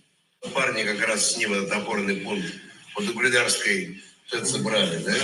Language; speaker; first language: Russian; native; Russian